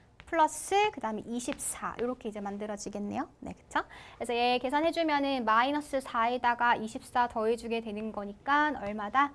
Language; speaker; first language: Korean; native; Korean